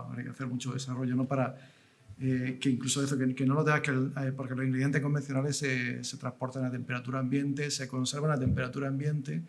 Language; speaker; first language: Spanish; native; Spanish